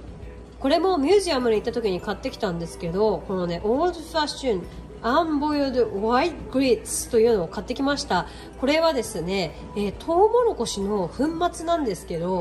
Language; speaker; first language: Japanese; native; Japanese